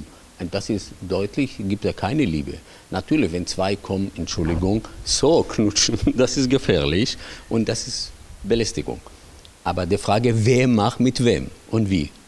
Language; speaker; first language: German; non-native, fluent; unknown